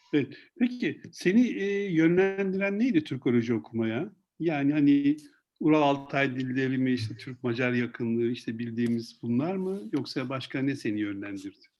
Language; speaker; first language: Turkish; native; Turkish